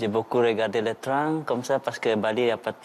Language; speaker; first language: French; non-native, learner; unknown